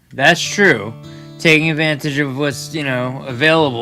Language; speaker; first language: English; native; English